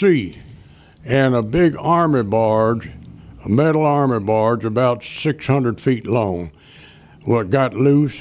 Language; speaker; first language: English; native; English